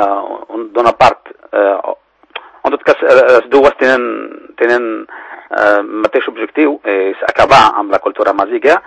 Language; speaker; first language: Catalan; non-native, fluent; Berber languages